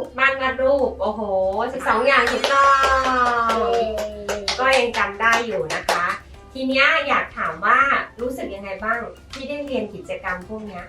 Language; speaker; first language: Thai; native; Thai